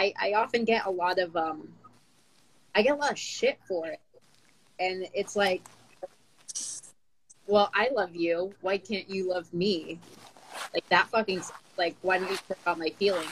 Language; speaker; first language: English; non-native, local second language; Filipino